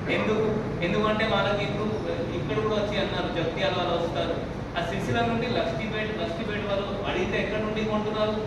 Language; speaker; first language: Telugu; native; Telugu